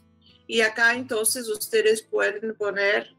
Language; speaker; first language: Spanish; non-native, fluent; Portuguese